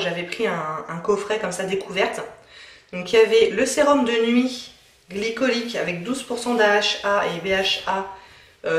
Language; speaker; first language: French; native; French